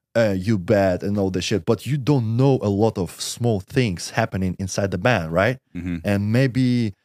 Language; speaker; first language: English; non-native, learner; Russian